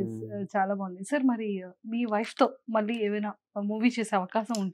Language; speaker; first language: Telugu; native; Telugu